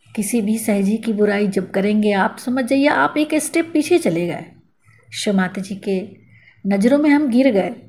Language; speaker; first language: Hindi; native; Hindi